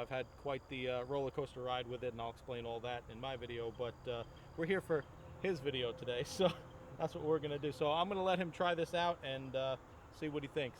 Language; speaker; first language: English; native; English